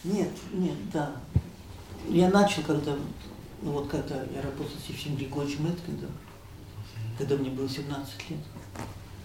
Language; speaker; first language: Russian; early bilingual, heritage; Russian